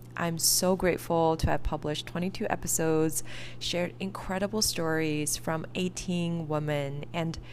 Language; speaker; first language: English; early bilingual, other home language; Chinese